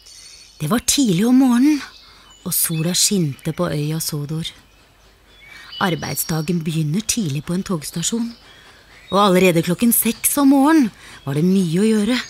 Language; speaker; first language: Norwegian; native; Norwegian